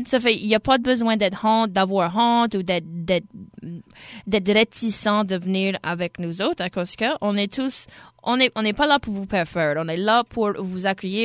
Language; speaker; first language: French; native; French